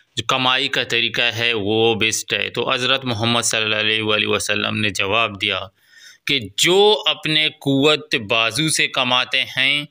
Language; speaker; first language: Urdu; non-native, local second language; Baluchi